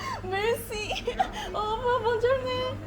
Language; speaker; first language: French; non-native, learner; Japanese